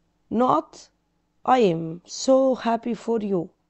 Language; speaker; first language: English; non-native, fluent; Arabic